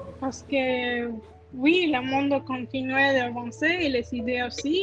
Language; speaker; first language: French; non-native, learner; Spanish